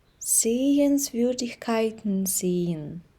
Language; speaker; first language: German; non-native, fluent; Ukrainian